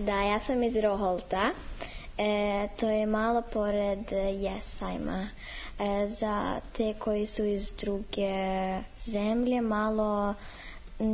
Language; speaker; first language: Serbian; early bilingual, heritage; Serbian